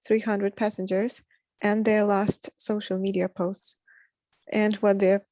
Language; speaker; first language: English; non-native, fluent; Ukrainian